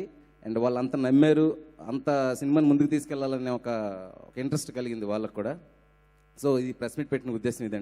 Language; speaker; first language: Telugu; native; Telugu